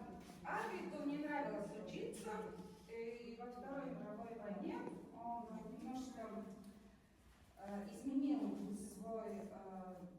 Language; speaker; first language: Russian; non-native, local second language; Latvian